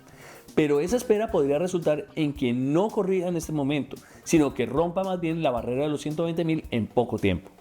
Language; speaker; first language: Spanish; native; Spanish